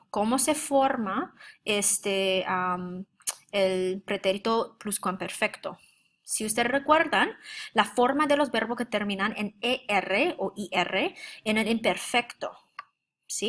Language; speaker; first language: Spanish; non-native, fluent; English